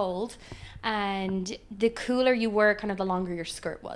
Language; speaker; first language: English; native; English